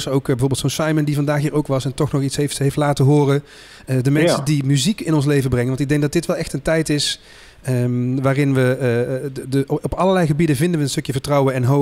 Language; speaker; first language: Dutch; native; Dutch